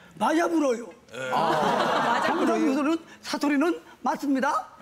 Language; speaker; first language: Korean; native; Korean